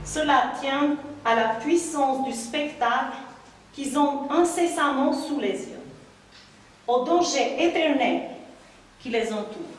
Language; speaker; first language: French; native; French